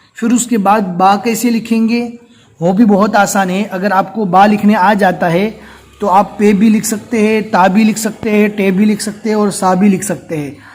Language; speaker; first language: Hindi; native; Hindi